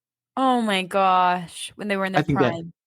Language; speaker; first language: English; native; English